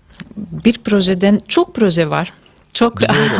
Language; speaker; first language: Turkish; non-native, fluent; Greek